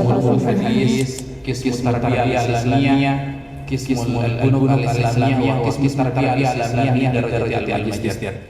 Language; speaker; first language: Arabic; non-native, fluent; Indonesian